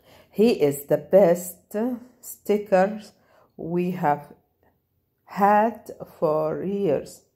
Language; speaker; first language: English; non-native, fluent; Arabic